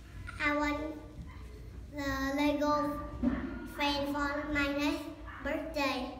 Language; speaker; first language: English; non-native, learner; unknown